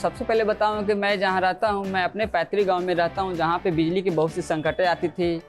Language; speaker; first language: Hindi; native; Hindi